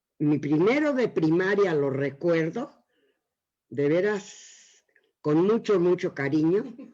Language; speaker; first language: Spanish; early bilingual, other home language; Yiddish